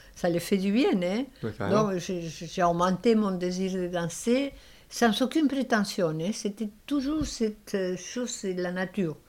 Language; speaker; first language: French; non-native, fluent; Spanish